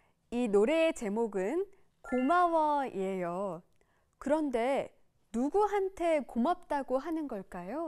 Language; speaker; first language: Korean; native; Korean